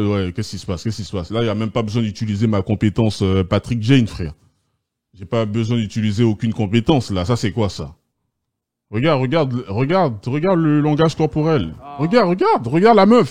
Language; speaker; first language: French; native; French